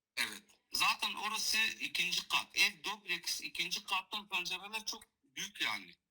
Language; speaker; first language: Turkish; non-native, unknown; Kurdish